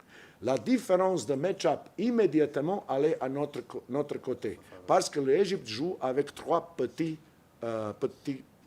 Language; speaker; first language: French; non-native, fluent; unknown